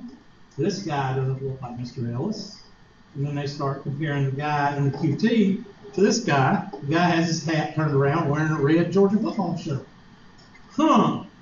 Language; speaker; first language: English; native; English